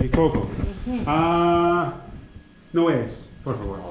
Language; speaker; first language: Spanish; non-native, learner; English